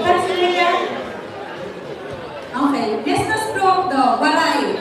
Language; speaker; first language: Swedish; non-native, fluent; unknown